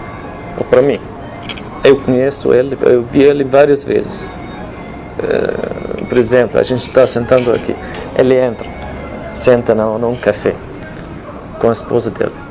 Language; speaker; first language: Portuguese; non-native, fluent; Arabic